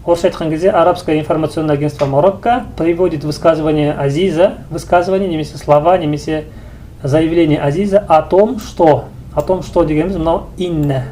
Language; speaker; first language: Russian; non-native, local second language; Kazakh